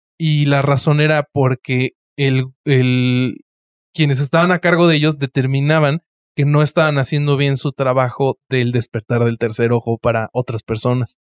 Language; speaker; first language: Spanish; native; Spanish